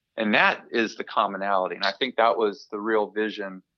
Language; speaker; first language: English; native; English